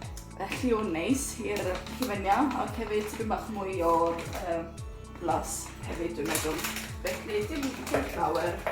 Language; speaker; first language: Welsh; non-native, learner; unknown